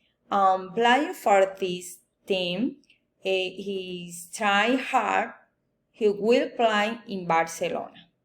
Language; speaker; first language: English; non-native, learner; Spanish